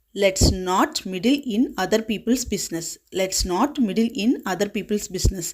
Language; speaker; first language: English; non-native, local second language; Tamil